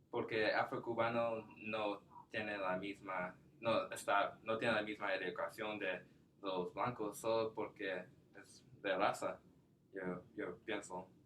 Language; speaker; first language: Spanish; non-native, learner; English